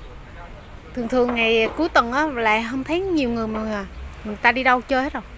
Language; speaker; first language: Vietnamese; native; Vietnamese